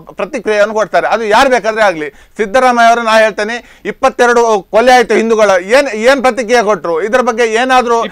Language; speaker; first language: Kannada; native; Kannada